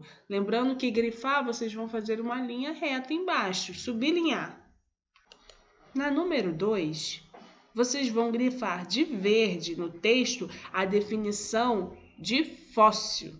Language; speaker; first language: Portuguese; native; Portuguese